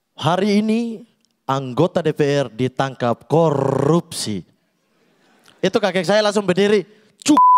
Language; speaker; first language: Indonesian; native; Indonesian